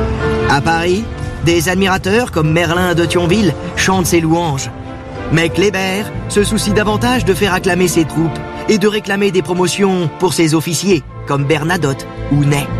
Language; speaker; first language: French; native; French